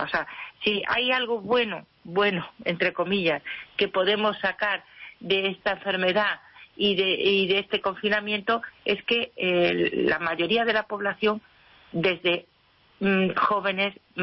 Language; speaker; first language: Spanish; native; Spanish